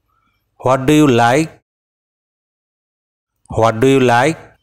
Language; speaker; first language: English; non-native, fluent; Bangla